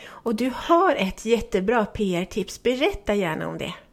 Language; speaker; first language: Swedish; native; Swedish